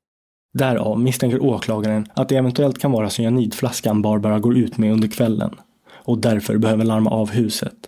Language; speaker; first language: Swedish; native; Swedish